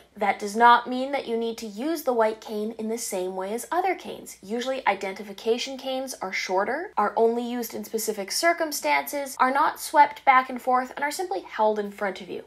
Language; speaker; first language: English; native; English